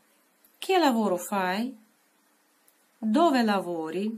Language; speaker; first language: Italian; non-native, fluent; Russian